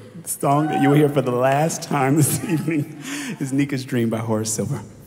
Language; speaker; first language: English; native; English